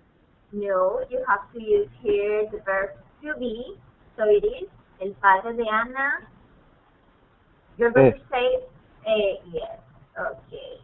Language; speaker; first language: English; non-native, fluent; Spanish